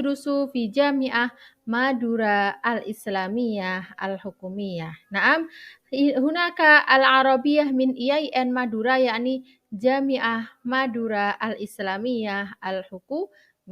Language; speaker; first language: Arabic; non-native, fluent; Indonesian